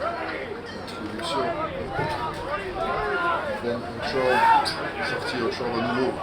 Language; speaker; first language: French; native; French